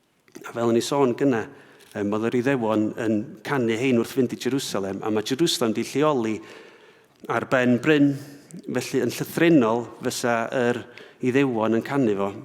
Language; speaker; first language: Welsh; native; Welsh